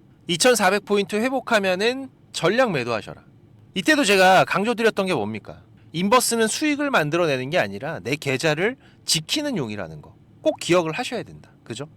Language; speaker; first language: Korean; native; Korean